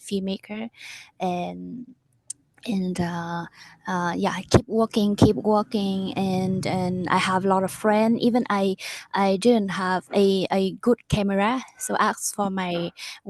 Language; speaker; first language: English; non-native, learner; Vietnamese